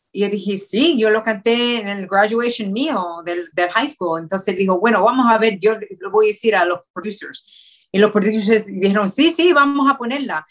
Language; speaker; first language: Spanish; early bilingual, heritage; Spanish